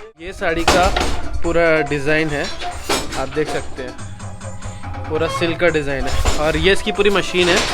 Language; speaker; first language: Hindi; non-native, local second language; Bangla